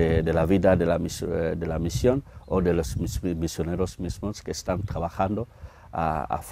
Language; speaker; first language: Spanish; non-native, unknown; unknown